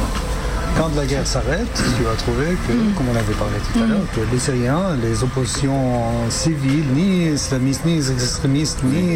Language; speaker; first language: French; non-native, fluent; Arabic